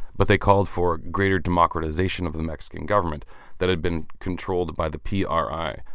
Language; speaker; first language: English; native; English